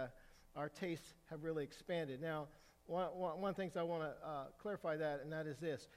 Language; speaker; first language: English; native; English